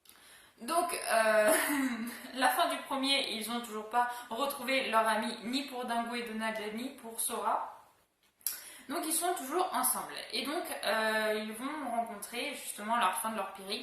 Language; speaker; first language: French; native; French